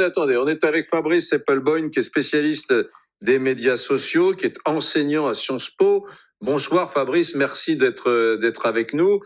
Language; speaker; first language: French; native; French